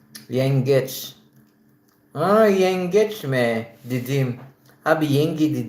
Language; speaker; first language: Turkish; non-native, learner; Filipino